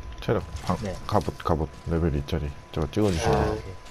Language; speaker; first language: Korean; native; Korean